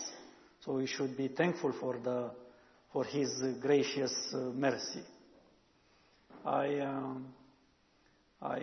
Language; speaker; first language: English; non-native, learner; Romanian